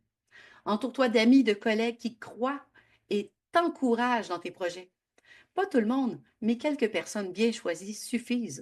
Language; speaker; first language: French; native; French